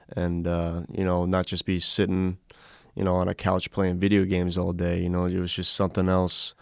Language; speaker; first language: English; native; English